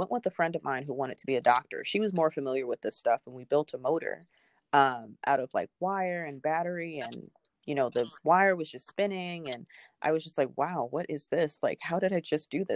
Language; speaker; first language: English; native; English